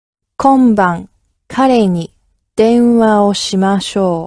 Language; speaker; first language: Japanese; non-native, learner; English